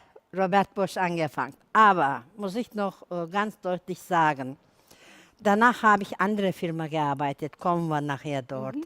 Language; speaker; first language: German; non-native, learner; Turkish